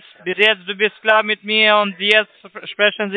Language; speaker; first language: German; non-native, learner; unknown